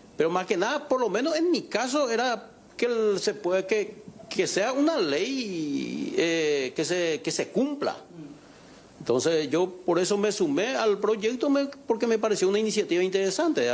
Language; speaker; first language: Spanish; native; Spanish